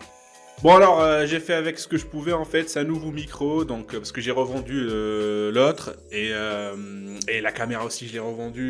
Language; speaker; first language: French; native; French